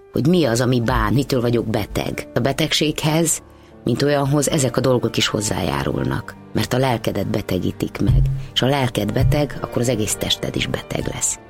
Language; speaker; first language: Hungarian; native; Hungarian